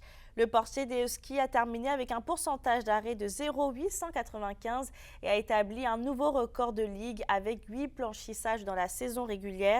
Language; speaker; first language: French; native; French